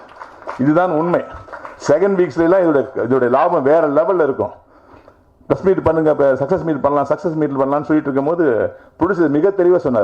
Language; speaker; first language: Tamil; native; Tamil